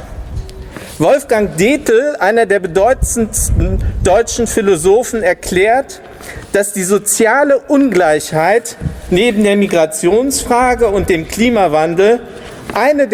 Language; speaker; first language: German; native; German